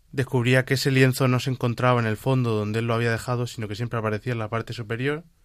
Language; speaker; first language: Spanish; native; Spanish